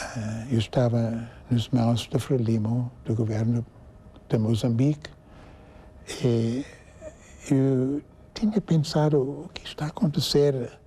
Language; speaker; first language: Portuguese; non-native, fluent; English